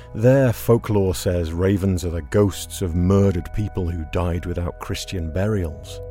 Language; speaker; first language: English; native; English